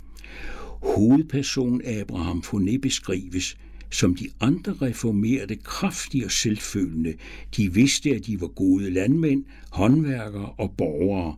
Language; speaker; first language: Danish; native; Danish